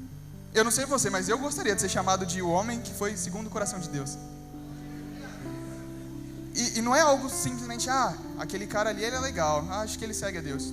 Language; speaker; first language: Portuguese; native; Portuguese